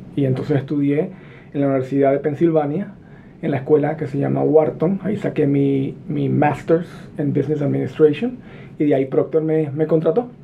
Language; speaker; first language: Spanish; native; Spanish